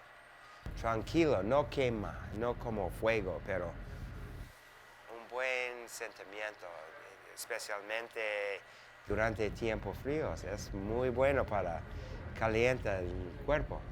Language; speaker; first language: Spanish; non-native, fluent; English